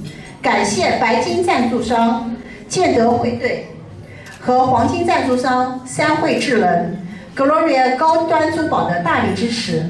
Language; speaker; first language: Chinese; native; Chinese